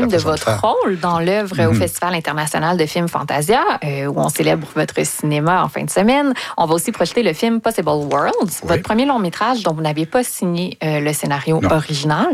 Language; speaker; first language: French; native; French